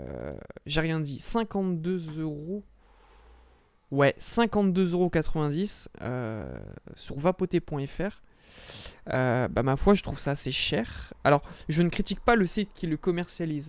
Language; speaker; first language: French; native; French